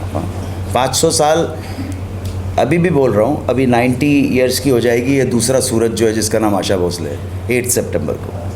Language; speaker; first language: Hindi; native; Hindi